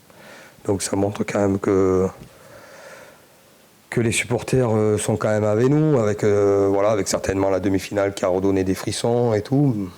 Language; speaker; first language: French; native; French